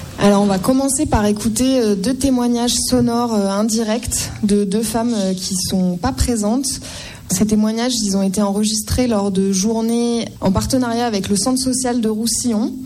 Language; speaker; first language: French; native; French